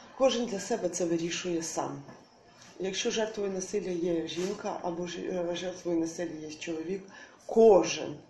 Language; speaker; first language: Ukrainian; native; Ukrainian